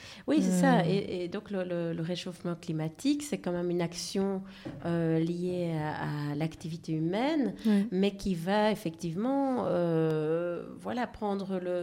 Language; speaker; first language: French; native; French